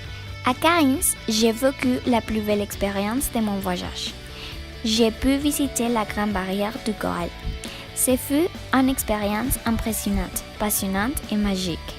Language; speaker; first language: French; non-native, learner; Spanish